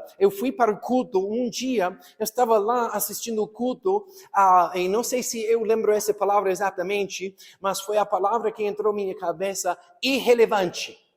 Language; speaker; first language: Portuguese; non-native, fluent; English